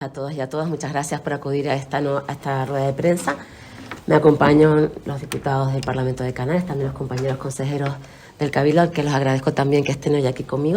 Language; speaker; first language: Spanish; native; Spanish